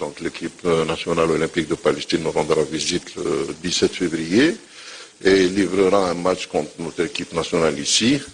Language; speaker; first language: French; non-native, local second language; Arabic